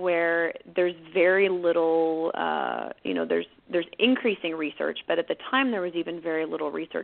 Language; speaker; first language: English; native; English